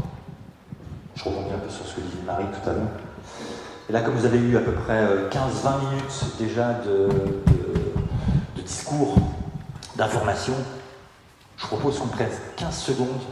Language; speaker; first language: French; native; French